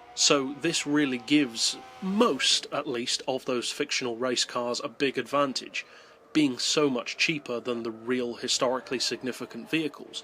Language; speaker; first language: English; native; English